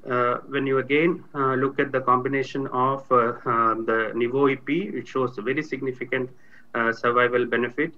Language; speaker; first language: English; non-native, local second language; Tamil